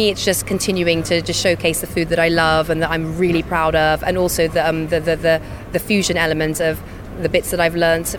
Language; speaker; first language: English; native; English